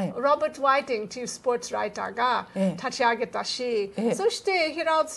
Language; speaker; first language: Japanese; non-native, fluent; English